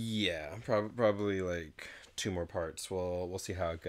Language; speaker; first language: English; native; English